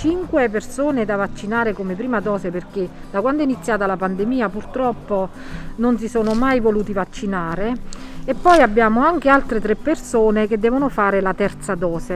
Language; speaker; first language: Italian; native; Italian